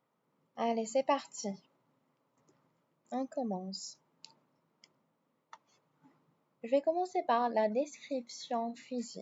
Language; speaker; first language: French; non-native, fluent; Arabic